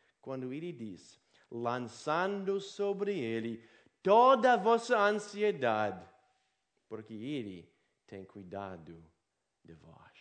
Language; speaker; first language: Portuguese; non-native, fluent; English